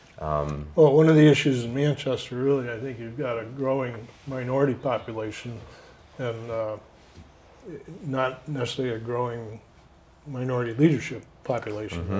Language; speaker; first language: English; native; English